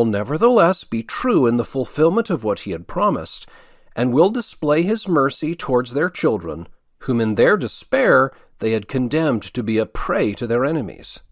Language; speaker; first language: English; native; English